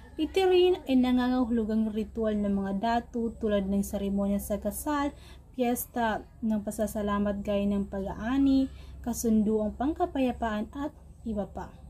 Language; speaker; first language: Filipino; non-native, local second language; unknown